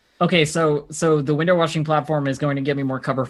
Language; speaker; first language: English; native; English